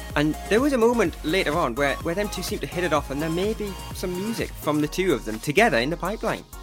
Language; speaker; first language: English; native; English